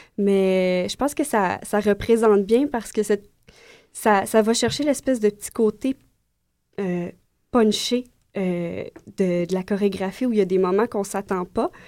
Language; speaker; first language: French; native; French